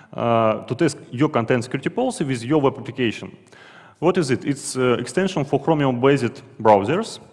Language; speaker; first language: English; non-native, fluent; Russian